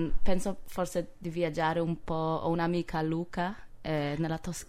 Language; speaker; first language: Italian; non-native, fluent; English